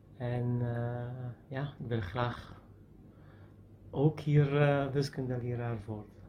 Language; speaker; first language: Dutch; non-native, learner; Arabic